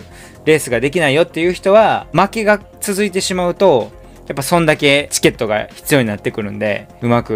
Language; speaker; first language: Japanese; native; Japanese